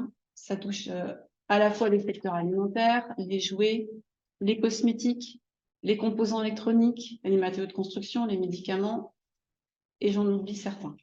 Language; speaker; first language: French; native; French